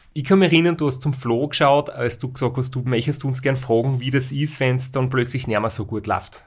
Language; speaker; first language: German; native; German